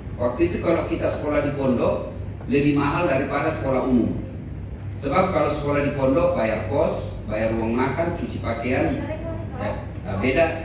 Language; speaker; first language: Indonesian; non-native, local second language; Buginese